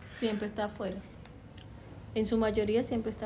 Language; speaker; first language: Spanish; native; Spanish